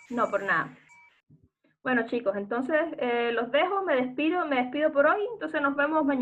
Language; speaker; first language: Spanish; native; Spanish